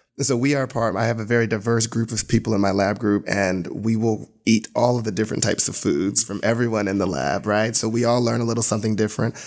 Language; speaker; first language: English; native; English